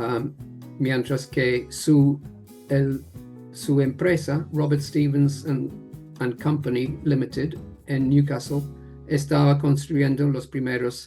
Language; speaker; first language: Spanish; non-native, fluent; English